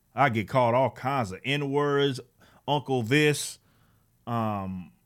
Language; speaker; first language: English; native; English